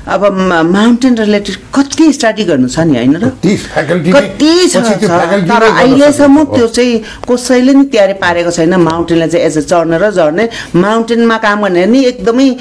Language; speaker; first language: Nepali; non-native, local second language; Sherpa